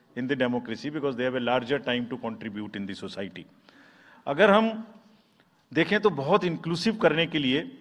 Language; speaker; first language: Hindi; native; Hindi